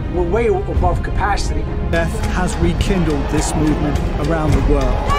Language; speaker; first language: English; native; English